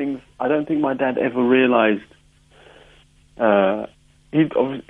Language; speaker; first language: English; native; English